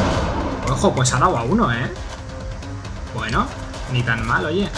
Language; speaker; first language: Spanish; native; Spanish